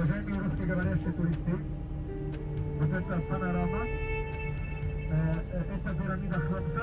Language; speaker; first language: Russian; non-native, learner; Arabic